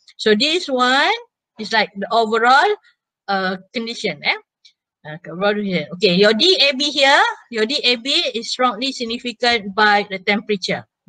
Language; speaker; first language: English; non-native, local second language; Malay